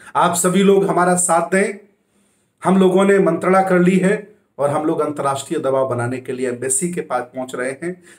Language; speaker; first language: Hindi; native; Hindi